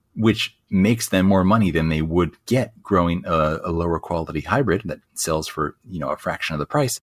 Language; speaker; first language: English; native; English